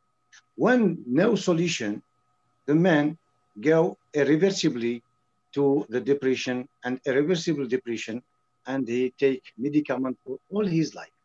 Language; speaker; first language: English; non-native, learner; French